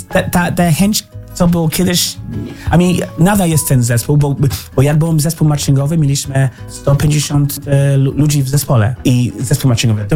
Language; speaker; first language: Polish; early bilingual, heritage; English